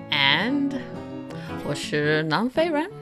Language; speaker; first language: Chinese; non-native, learner; English